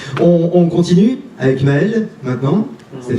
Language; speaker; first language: French; native; French